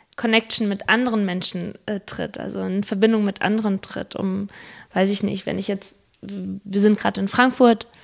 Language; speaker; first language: German; early bilingual, other home language; Spanish